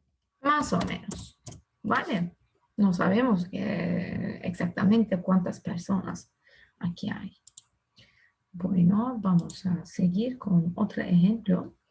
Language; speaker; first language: Spanish; non-native, fluent; Turkish